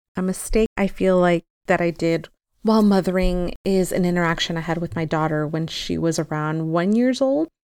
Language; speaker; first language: English; early bilingual, other home language; Spanish